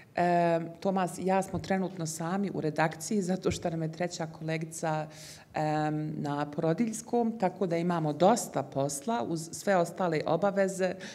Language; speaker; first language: Bosnian; early bilingual, heritage; Bosnian